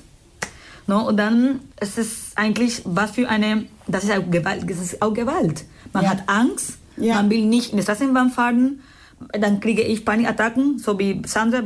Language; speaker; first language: German; non-native, fluent; Spanish